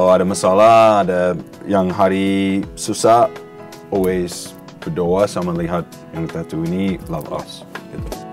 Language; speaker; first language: Indonesian; non-native, learner; English